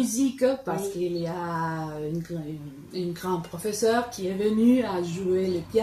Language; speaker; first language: French; non-native, fluent; Spanish